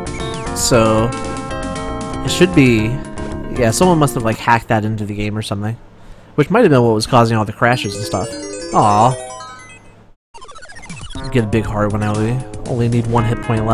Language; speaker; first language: English; native; English